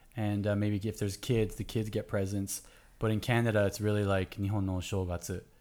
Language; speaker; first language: English; native; English